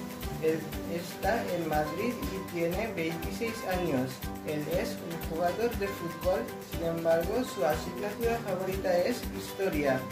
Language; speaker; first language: Spanish; non-native, learner; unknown